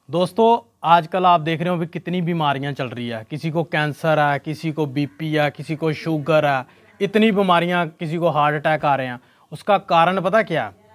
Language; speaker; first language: Hindi; non-native, local second language; Punjabi